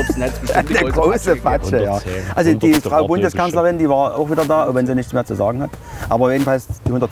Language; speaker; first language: German; native; German